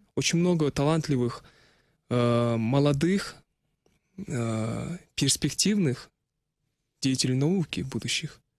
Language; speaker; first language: Russian; non-native, local second language; Kazakh